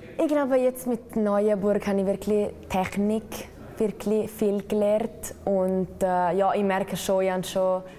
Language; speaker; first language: German; non-native, local second language; Italian